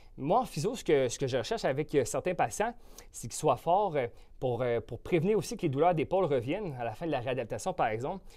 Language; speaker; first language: French; native; French